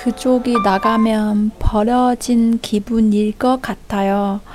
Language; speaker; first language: Korean; non-native, fluent; Chinese